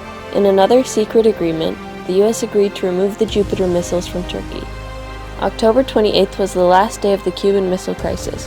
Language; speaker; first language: English; native; English